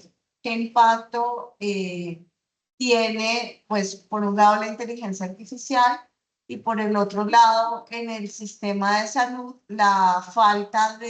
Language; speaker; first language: Spanish; native; Spanish